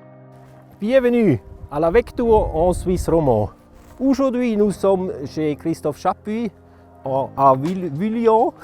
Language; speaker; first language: French; non-native, local second language; German